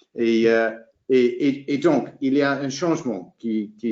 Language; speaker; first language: French; non-native, fluent; English